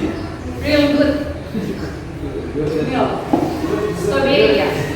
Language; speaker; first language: English; non-native, learner; Indonesian